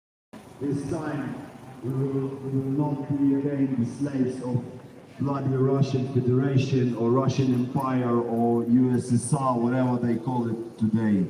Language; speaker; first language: English; non-native, learner; Ukrainian